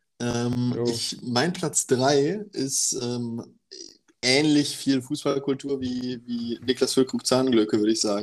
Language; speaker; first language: German; native; German